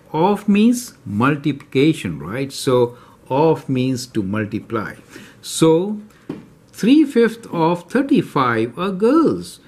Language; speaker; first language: English; non-native, local second language; Hindi